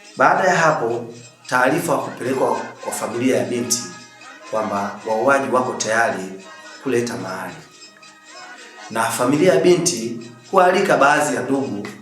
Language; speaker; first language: Swahili; non-native, local second language; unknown